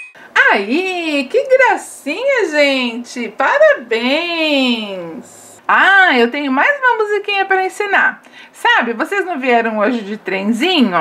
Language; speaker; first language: Portuguese; native; Portuguese